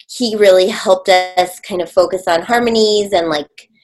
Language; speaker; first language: English; native; English